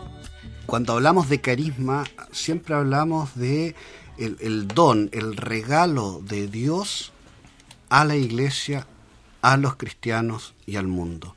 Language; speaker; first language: Spanish; native; Spanish